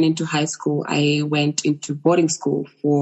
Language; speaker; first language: English; non-native, local second language; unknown